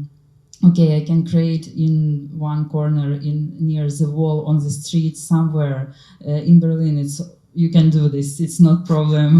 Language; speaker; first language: English; non-native, learner; Ukrainian